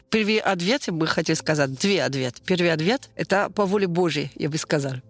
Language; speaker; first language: Russian; non-native, learner; French